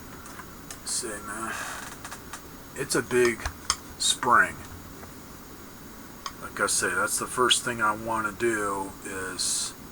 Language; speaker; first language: English; native; English